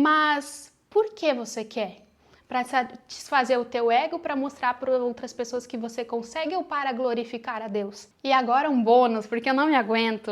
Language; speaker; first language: Portuguese; native; Portuguese